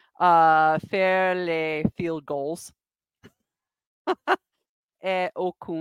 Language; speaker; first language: French; non-native, learner; English